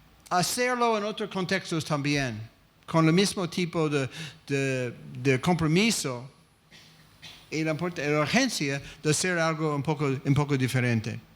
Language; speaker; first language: Spanish; non-native, fluent; English